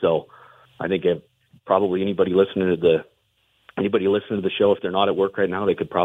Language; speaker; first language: English; native; English